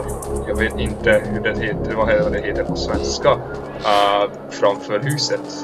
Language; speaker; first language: Swedish; non-native, learner; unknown